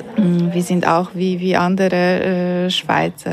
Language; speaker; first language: German; non-native, fluent; Polish